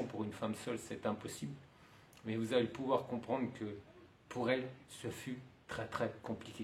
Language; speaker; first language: French; native; French